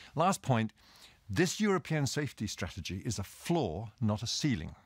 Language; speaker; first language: English; native; English